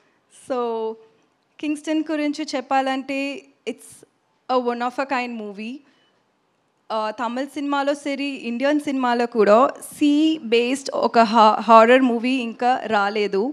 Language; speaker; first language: Telugu; non-native, learner; Tamil